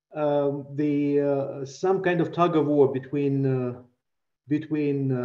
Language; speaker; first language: English; non-native, fluent; Russian